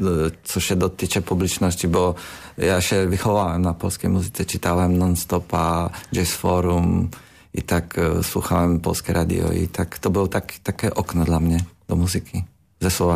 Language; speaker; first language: Polish; non-native, learner; Slovak